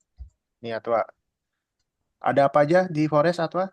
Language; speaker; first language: Indonesian; native; Indonesian